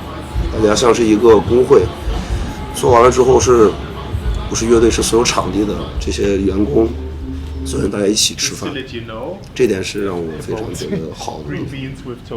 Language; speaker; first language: Chinese; native; Chinese